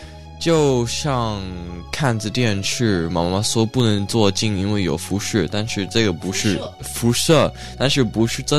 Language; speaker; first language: Chinese; early bilingual, heritage; Chinese